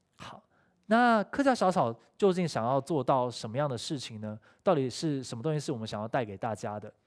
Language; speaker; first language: Chinese; native; Chinese